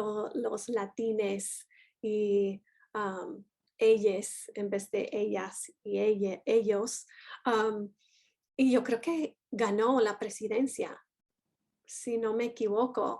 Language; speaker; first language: Spanish; non-native, fluent; English